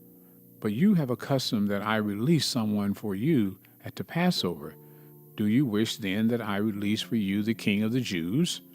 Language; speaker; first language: English; native; English